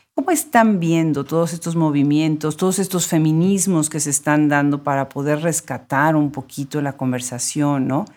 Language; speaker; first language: Spanish; native; Spanish